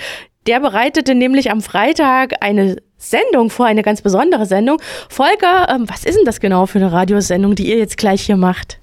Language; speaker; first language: German; native; German